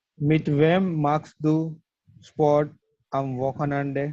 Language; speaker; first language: German; non-native, learner; Gujarati